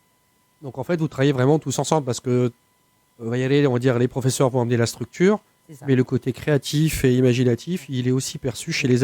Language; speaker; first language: French; native; French